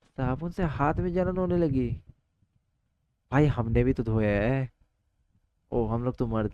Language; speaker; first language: Hindi; native; Hindi